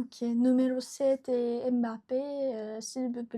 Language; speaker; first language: French; non-native, learner; Japanese